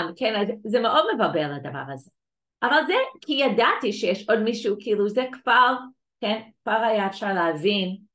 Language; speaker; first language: Hebrew; non-native, fluent; English